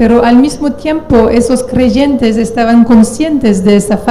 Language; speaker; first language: Spanish; non-native, fluent; French